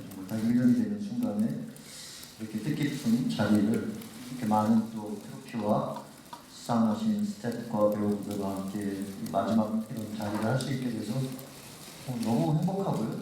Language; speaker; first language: Korean; native; Korean